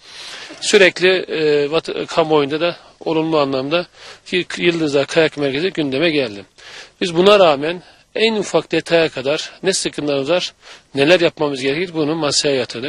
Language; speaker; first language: Turkish; native; Turkish